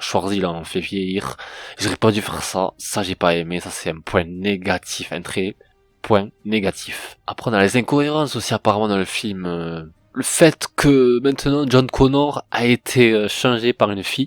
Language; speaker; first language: French; native; French